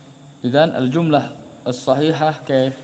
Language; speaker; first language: Arabic; non-native, fluent; Indonesian